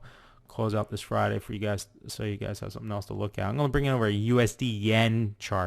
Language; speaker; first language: English; native; English